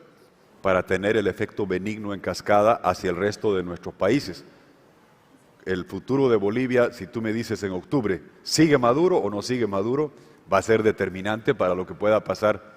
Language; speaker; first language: Spanish; native; Spanish